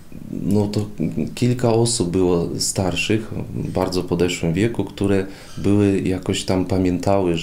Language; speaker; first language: Polish; non-native, fluent; Russian